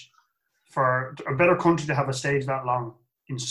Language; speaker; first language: English; native; English